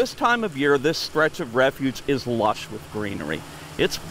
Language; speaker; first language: English; native; English